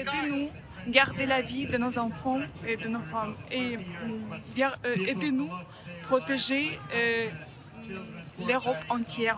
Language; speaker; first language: French; non-native, learner; Ukrainian